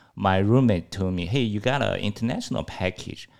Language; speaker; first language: English; non-native, fluent; Chinese